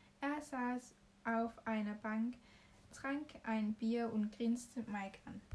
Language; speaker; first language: German; non-native, learner; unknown